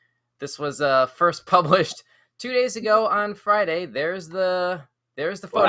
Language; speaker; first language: English; native; English